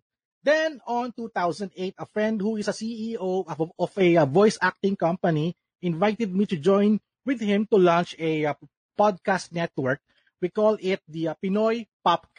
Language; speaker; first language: English; non-native, local second language; Filipino